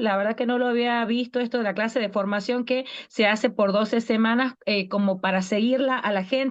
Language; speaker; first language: Spanish; native; Spanish